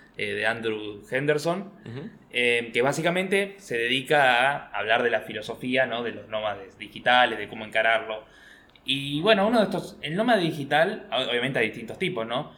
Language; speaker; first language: Spanish; native; Spanish